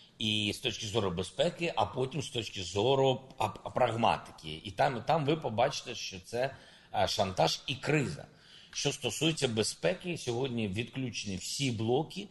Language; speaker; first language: Ukrainian; non-native, local second language; Russian